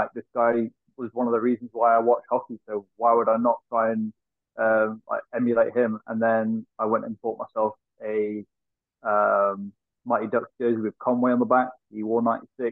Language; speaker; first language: English; native; English